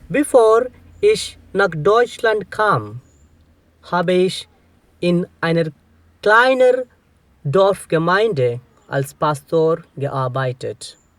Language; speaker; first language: German; non-native, fluent; Telugu